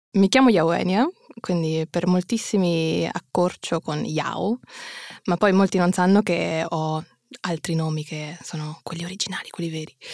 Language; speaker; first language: Italian; early bilingual, other home language; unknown